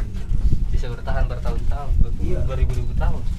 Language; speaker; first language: Indonesian; native; Indonesian